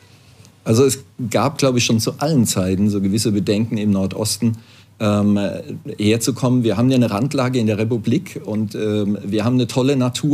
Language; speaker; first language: German; native; German